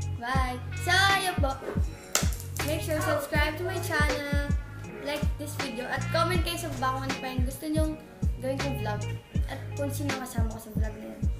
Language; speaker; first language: Filipino; native; Filipino